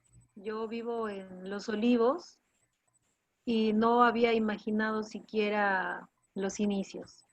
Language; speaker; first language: Spanish; native; Spanish